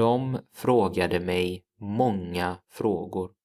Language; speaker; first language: Swedish; non-native, fluent; English